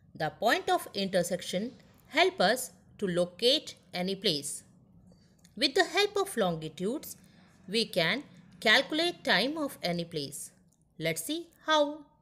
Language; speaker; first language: English; non-native, local second language; Hindi